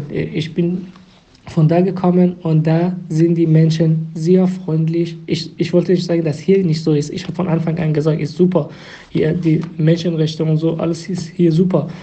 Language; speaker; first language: German; non-native, fluent; Persian